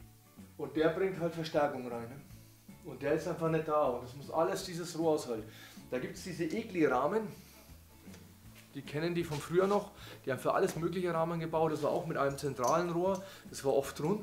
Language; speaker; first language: German; native; German